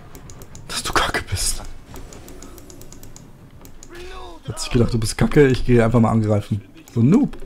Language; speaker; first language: German; native; German